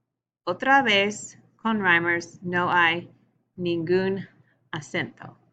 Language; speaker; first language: Spanish; non-native, learner; English